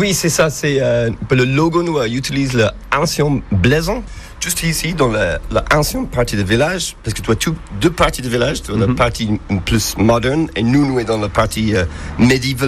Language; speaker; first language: French; non-native, learner; English